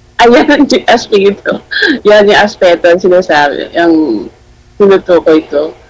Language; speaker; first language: Filipino; non-native, local second language; Hiligaynon